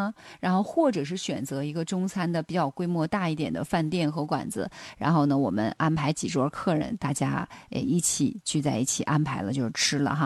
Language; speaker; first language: Chinese; native; Chinese